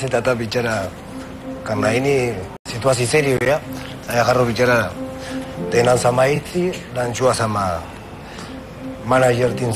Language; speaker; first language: Indonesian; non-native, fluent; Spanish